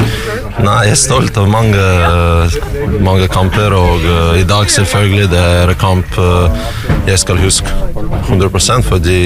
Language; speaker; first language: Norwegian; non-native, learner; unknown